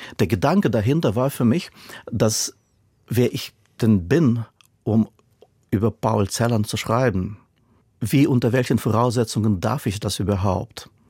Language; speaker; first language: German; non-native, fluent; Russian